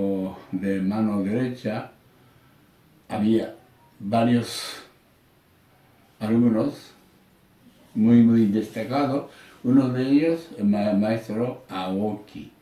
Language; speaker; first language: Spanish; non-native, learner; Japanese